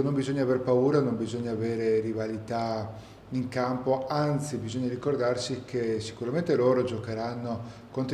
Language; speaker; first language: Italian; native; Italian